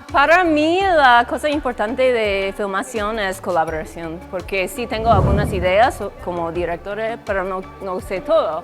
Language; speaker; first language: Spanish; non-native, fluent; English